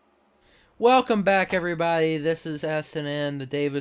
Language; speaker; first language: English; native; English